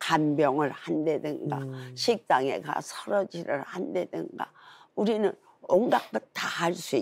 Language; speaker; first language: Korean; native; Korean